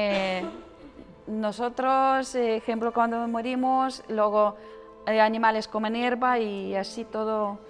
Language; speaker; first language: Spanish; non-native, learner; Russian